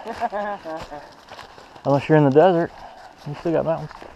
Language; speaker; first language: English; native; English